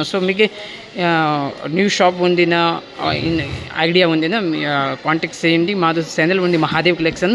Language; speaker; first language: Telugu; non-native, local second language; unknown